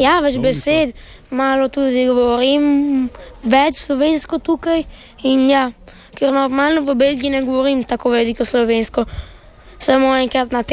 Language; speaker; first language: Slovenian; early bilingual, heritage; Italian